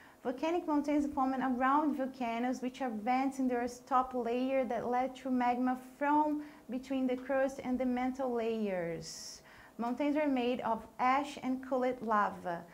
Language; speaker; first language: English; non-native, fluent; Portuguese